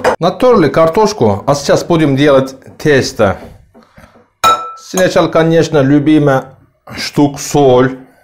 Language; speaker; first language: Russian; non-native, learner; Turkish